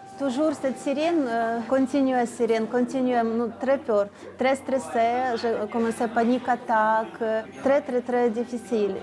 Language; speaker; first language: French; non-native, learner; Ukrainian